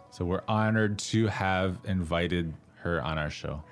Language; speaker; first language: English; native; English